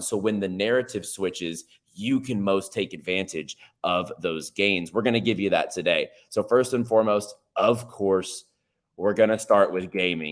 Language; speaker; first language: English; native; English